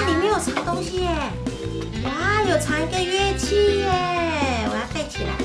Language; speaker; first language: Chinese; native; Chinese